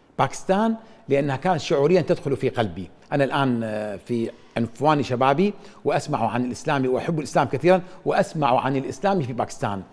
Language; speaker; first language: Arabic; native; Arabic